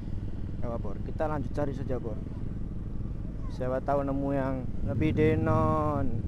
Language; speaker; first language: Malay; non-native, local second language; Javanese